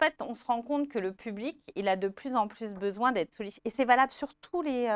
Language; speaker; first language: French; native; French